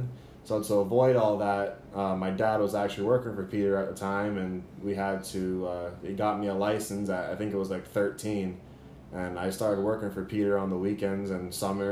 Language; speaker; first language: English; native; English